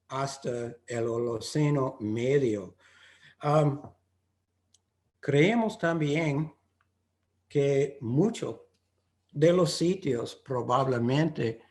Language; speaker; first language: Spanish; non-native, fluent; English